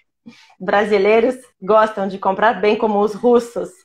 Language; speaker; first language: Portuguese; non-native, fluent; Russian